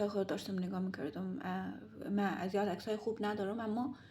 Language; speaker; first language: Persian; early bilingual, heritage; Persian